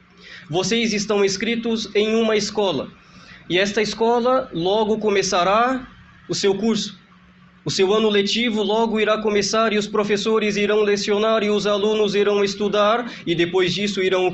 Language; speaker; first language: Portuguese; native; Portuguese